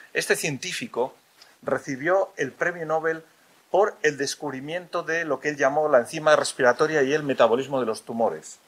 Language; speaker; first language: Spanish; native; Spanish